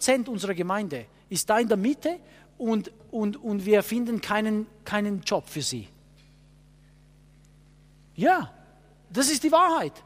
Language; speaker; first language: German; non-native, fluent; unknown